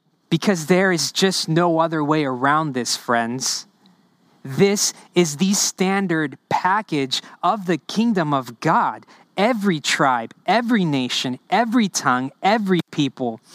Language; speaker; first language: English; early bilingual, other home language; Spanish